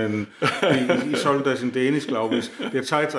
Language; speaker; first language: German; non-native, fluent; Danish